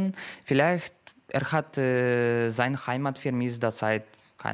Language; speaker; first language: German; non-native, learner; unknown